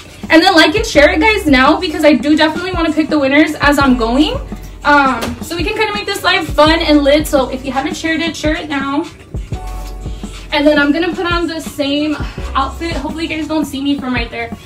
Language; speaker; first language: English; early bilingual, other home language; Spanish